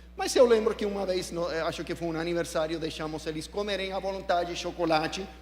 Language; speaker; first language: Portuguese; non-native, fluent; English